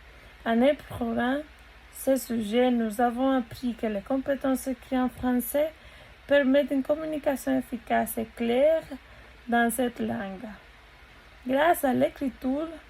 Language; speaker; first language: French; non-native, learner; Spanish